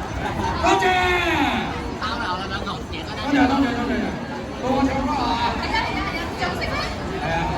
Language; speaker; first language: Chinese; native; Chinese